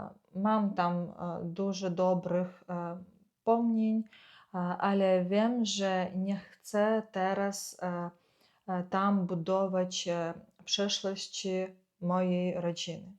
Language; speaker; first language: Polish; non-native, fluent; Ukrainian